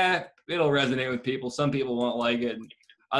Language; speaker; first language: English; native; English